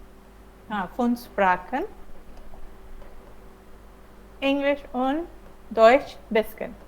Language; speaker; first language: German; non-native, learner; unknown